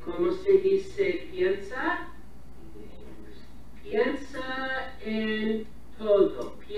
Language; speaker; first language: Spanish; non-native, fluent; English